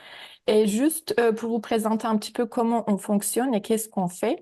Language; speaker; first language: French; native; French